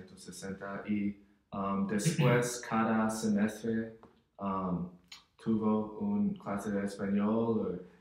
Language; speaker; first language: Spanish; non-native, learner; English